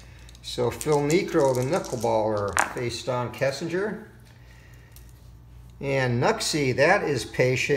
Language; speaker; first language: English; native; English